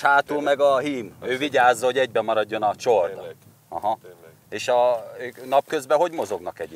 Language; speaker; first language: Hungarian; native; Hungarian